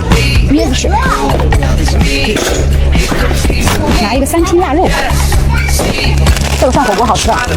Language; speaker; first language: Chinese; native; Chinese